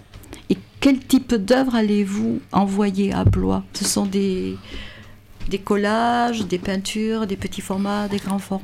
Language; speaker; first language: French; native; French